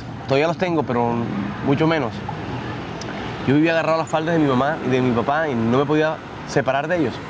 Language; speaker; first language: Spanish; native; Spanish